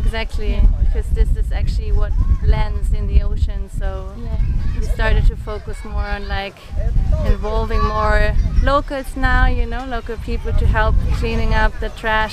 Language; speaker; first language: English; non-native, fluent; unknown